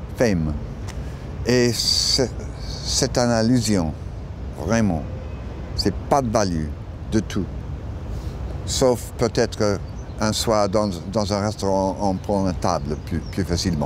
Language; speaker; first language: French; non-native, learner; English